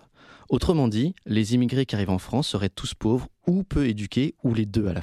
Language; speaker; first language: French; native; French